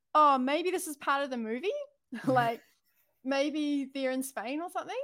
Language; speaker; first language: English; native; English